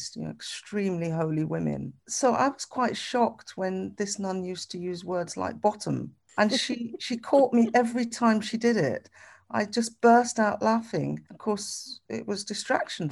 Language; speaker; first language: English; native; English